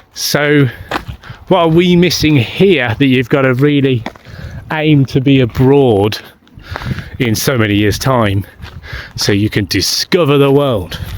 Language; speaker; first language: English; native; English